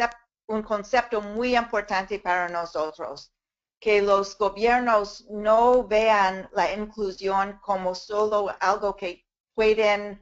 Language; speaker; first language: Spanish; non-native, fluent; English